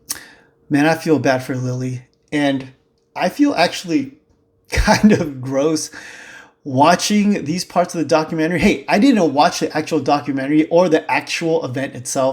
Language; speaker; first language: English; native; English